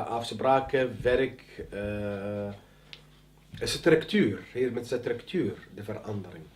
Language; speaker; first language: Dutch; non-native, learner; Arabic